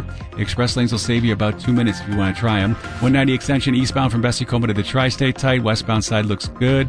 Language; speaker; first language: English; native; English